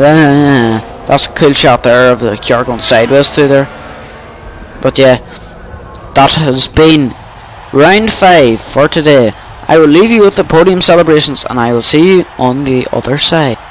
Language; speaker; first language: English; native; English